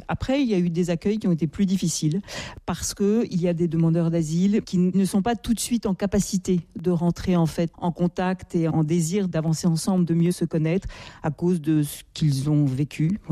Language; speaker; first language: French; native; French